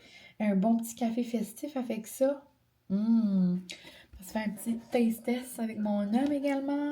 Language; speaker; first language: French; native; French